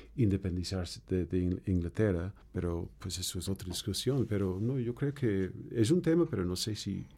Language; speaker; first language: Spanish; non-native, fluent; English